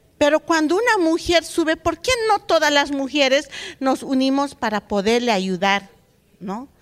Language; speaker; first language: Spanish; non-native, local second language; Aymara